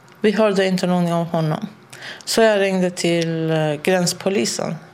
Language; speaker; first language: Swedish; non-native, fluent; Persian